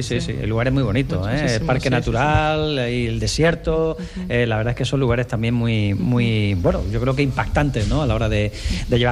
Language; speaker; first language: Spanish; native; Spanish